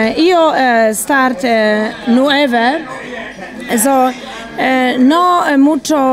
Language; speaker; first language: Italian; non-native, learner; Polish